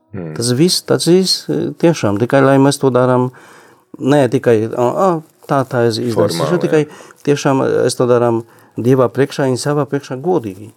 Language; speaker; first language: Latvian; non-native, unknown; Polish